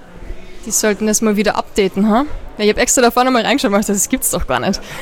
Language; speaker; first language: German; native; German